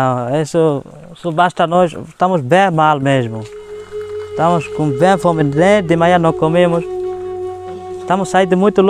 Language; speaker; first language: Portuguese; non-native, learner; Bangla